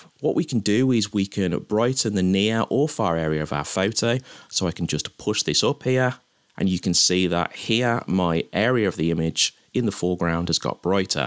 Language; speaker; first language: English; native; English